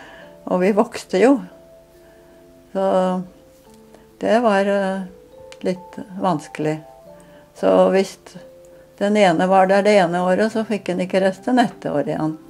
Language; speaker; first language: Norwegian; native; Norwegian